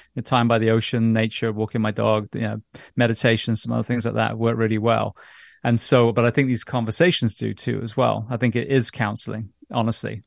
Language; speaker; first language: English; native; English